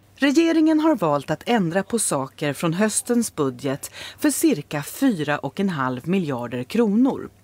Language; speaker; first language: Swedish; native; Swedish